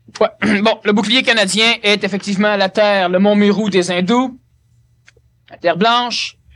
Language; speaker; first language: French; native; French